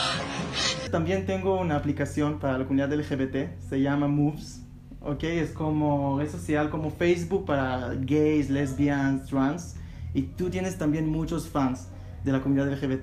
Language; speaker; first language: Spanish; non-native, learner; Hebrew